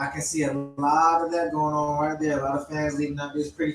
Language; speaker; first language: English; native; English